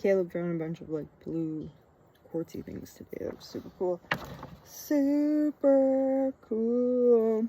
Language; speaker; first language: English; native; English